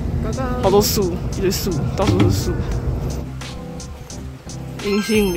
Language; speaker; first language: Chinese; native; Chinese